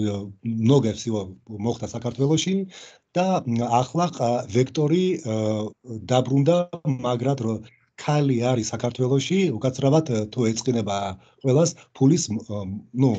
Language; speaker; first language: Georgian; non-native, local second language; Russian